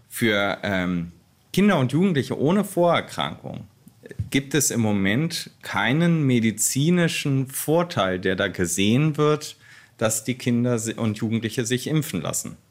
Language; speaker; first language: German; native; German